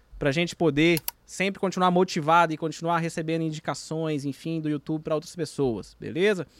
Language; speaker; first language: Portuguese; native; Portuguese